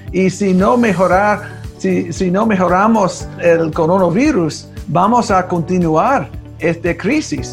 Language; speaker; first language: Spanish; early bilingual, heritage; Spanish